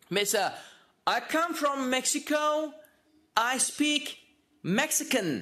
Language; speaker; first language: English; non-native, fluent; Turkish